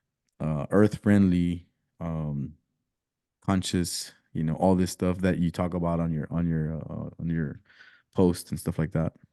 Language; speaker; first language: English; early bilingual, other home language; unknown